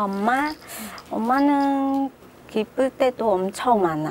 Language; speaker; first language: Korean; non-native, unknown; Khmer